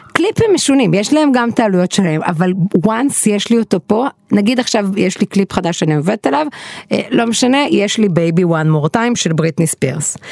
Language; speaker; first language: Hebrew; native; Hebrew